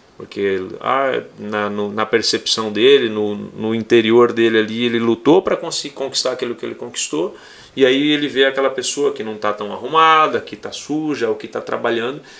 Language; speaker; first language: Portuguese; native; Portuguese